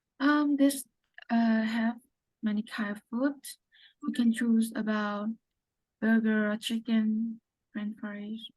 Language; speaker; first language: English; non-native, learner; Vietnamese